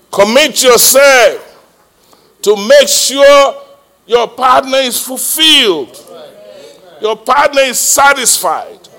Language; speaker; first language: English; non-native, local second language; Yoruba